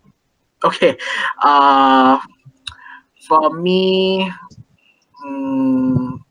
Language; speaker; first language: English; non-native, learner; Thai